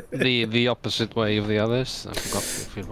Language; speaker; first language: English; non-native, fluent; French